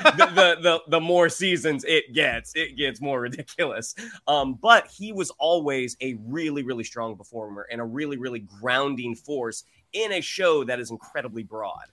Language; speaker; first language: English; native; English